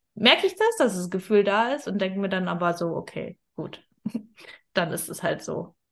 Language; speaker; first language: German; native; German